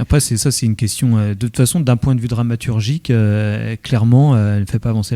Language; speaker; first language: French; native; French